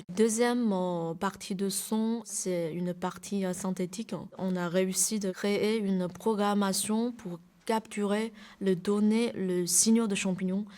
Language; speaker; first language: French; non-native, fluent; Chinese